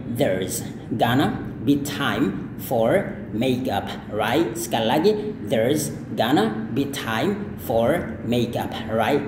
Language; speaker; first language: English; non-native, fluent; Indonesian